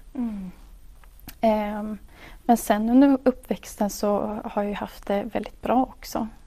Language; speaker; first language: Swedish; native; Swedish